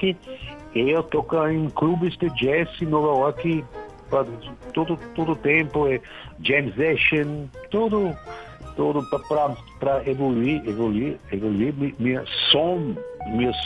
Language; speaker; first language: Portuguese; non-native, learner; German